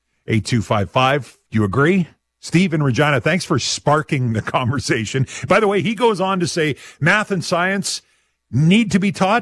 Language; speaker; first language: English; native; English